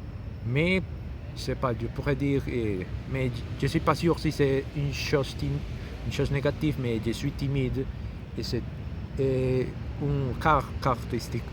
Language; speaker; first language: French; non-native, learner; Spanish